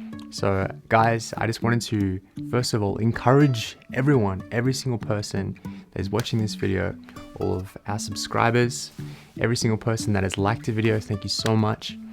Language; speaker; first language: English; native; English